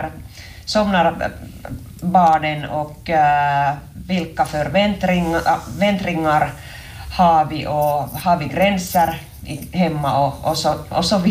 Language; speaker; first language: Swedish; non-native, local second language; Finnish